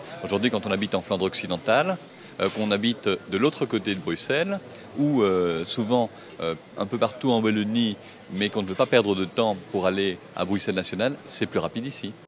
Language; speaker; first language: French; native; French